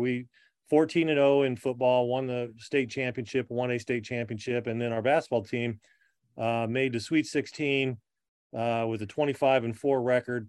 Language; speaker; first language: English; native; English